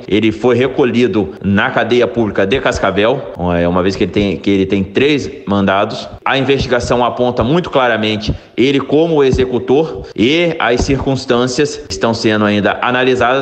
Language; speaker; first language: Portuguese; native; Portuguese